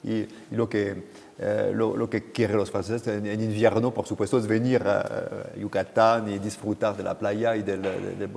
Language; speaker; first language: Spanish; non-native, fluent; French